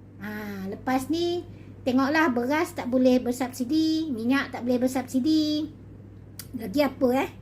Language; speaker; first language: Malay; native; Malay